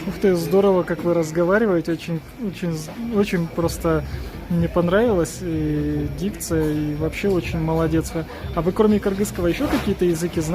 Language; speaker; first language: Russian; non-native, local second language; Kyrgyz